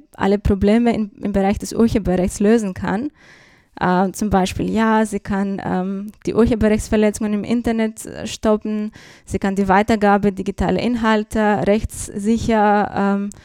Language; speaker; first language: German; non-native, fluent; Greek